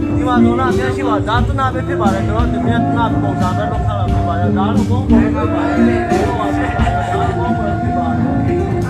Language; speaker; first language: Burmese; non-native, local second language; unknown